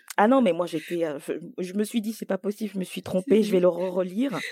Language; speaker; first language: French; native; French